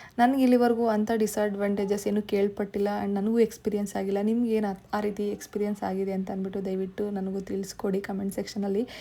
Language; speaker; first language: Kannada; native; Kannada